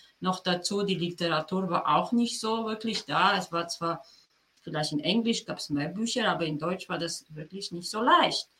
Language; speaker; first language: German; non-native, fluent; Polish